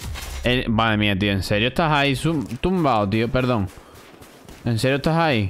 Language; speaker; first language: Spanish; native; Spanish